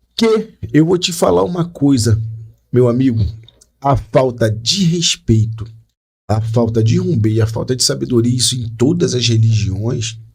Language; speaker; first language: Portuguese; native; Portuguese